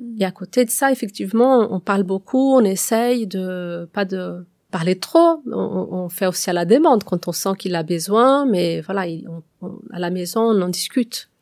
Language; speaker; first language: French; non-native, fluent; Portuguese